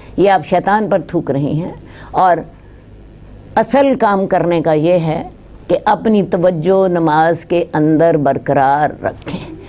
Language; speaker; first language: Urdu; non-native, local second language; Punjabi